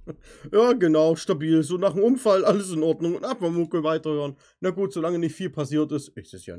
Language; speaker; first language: German; native; German